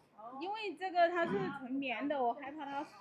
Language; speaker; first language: Chinese; native; Chinese